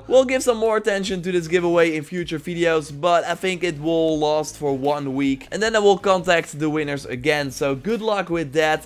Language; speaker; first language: English; non-native, fluent; Dutch